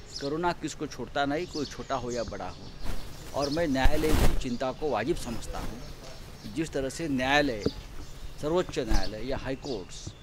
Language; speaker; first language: Hindi; non-native, local second language; Marathi